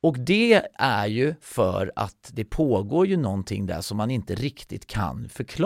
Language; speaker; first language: Swedish; native; Swedish